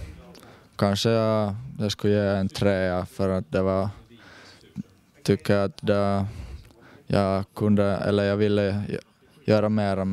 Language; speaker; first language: Swedish; non-native, learner; Finnish